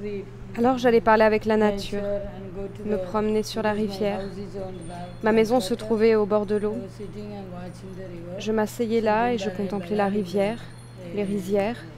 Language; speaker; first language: French; non-native, fluent; Malayalam